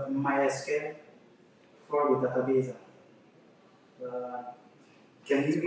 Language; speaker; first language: English; non-native, learner; French